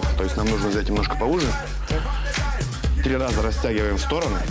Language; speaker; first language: Russian; native; Russian